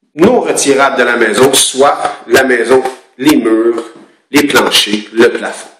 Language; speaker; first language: French; native; French